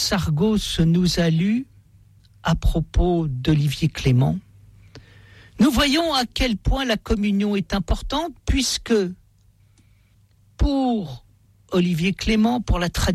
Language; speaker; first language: French; native; French